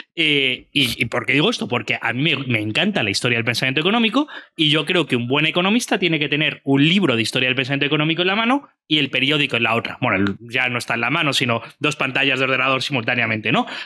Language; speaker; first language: Spanish; native; Spanish